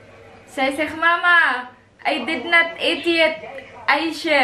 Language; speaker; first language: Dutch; non-native, learner; Filipino